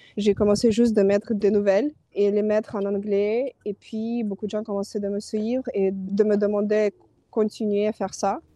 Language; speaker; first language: French; non-native, fluent; Ukrainian